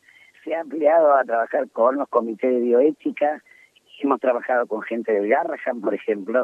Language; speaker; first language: Spanish; native; Spanish